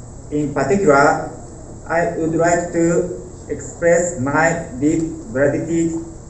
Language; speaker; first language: English; non-native, fluent; Japanese